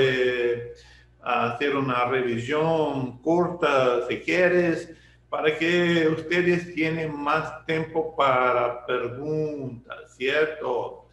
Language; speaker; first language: Portuguese; non-native, learner; Spanish